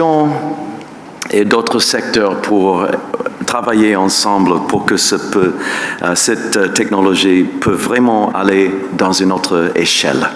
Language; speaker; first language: French; non-native, fluent; English